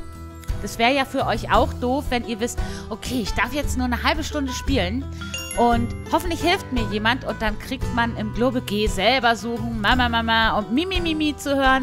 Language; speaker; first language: German; native; German